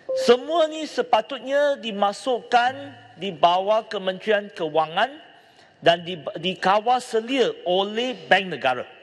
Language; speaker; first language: Malay; non-native, local second language; Chinese